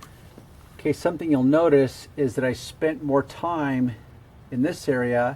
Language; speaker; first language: English; native; English